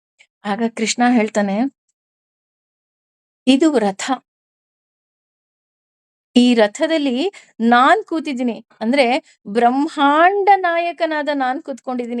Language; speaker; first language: Kannada; native; Kannada